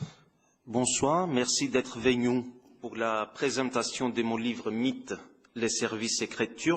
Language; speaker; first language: French; non-native, fluent; Greek